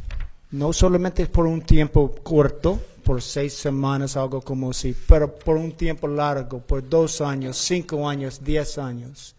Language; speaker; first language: Spanish; non-native, learner; English